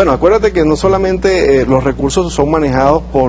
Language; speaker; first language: Spanish; native; Spanish